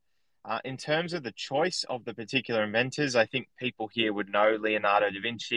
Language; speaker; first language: English; native; English